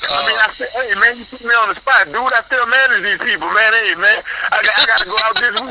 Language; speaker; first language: English; native; English